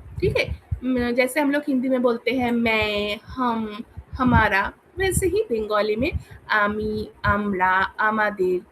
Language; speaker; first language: Hindi; non-native, local second language; Bangla